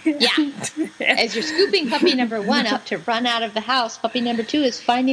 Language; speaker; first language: English; native; English